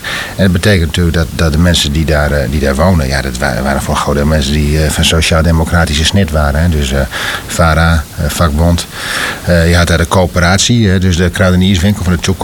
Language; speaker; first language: Dutch; native; Dutch